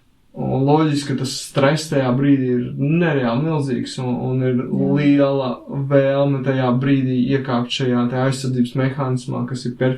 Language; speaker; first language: Latvian; native; Latvian